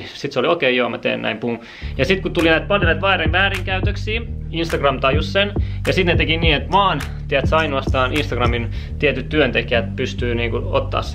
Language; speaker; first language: Finnish; native; Finnish